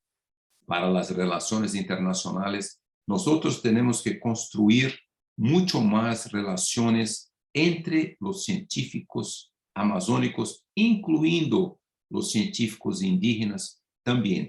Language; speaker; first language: Spanish; non-native, fluent; Portuguese